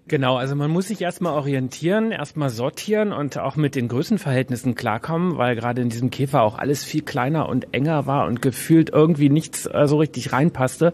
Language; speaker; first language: German; native; German